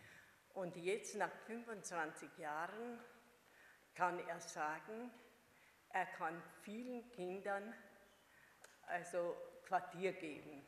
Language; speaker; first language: German; non-native, fluent; Hungarian